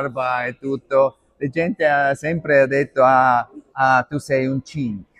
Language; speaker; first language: Italian; non-native, learner; Arabic